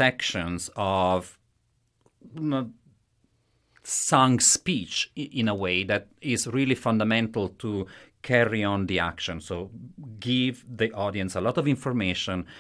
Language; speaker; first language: English; non-native, fluent; Italian